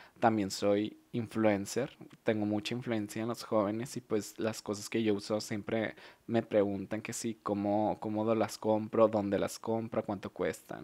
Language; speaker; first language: Spanish; native; Spanish